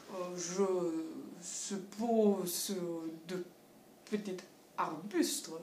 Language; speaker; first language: French; non-native, fluent; German